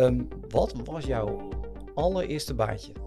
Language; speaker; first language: Dutch; native; Dutch